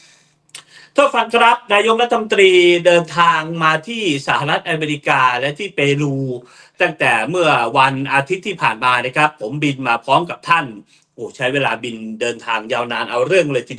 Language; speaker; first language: Thai; native; Thai